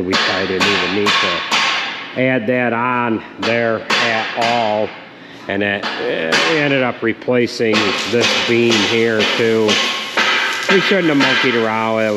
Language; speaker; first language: English; native; English